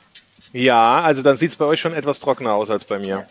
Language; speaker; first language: German; native; German